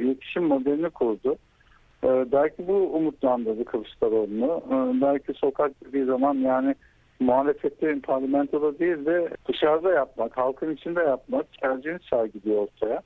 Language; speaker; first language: Turkish; native; Turkish